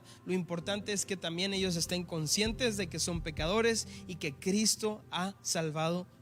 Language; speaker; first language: Spanish; native; Spanish